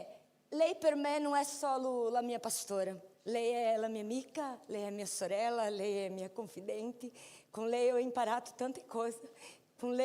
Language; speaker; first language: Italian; non-native, fluent; Portuguese